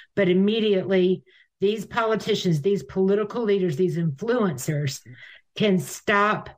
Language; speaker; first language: English; native; English